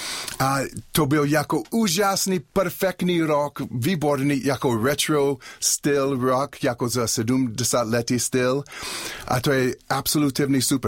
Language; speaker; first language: Czech; non-native, learner; English